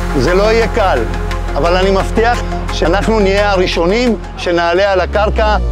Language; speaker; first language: Hebrew; native; Hebrew